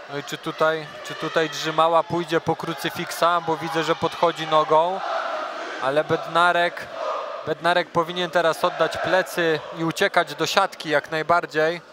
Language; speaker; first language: Polish; native; Polish